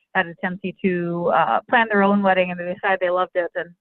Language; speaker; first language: English; native; English